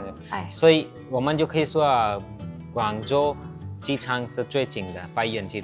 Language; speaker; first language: Chinese; non-native, learner; Hindi